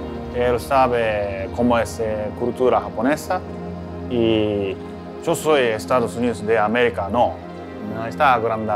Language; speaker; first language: Spanish; non-native, learner; Japanese